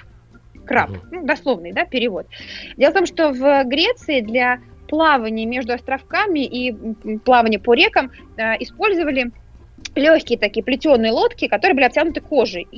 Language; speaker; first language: Russian; native; Russian